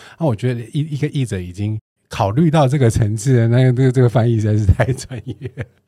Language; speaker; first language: Chinese; native; Chinese